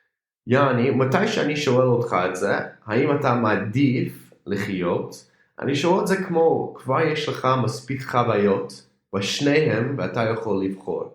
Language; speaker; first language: Hebrew; non-native, fluent; English